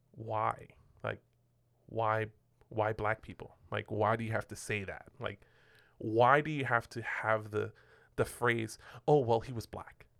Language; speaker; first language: English; non-native, fluent; Spanish